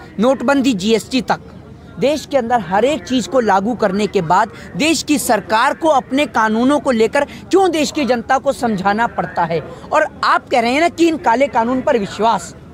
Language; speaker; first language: Hindi; native; Hindi